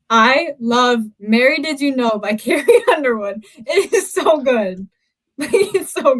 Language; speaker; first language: English; native; English